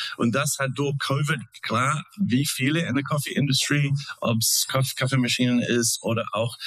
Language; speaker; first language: German; non-native, fluent; English